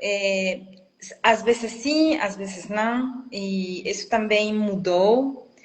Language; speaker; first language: Portuguese; non-native, fluent; Spanish